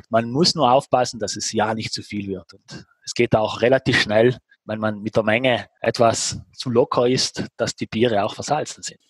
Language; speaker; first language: German; native; German